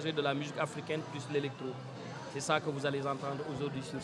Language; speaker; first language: French; non-native, local second language; Wolof